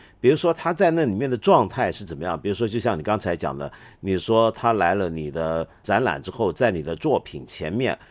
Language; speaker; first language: Chinese; non-native, local second language; Cantonese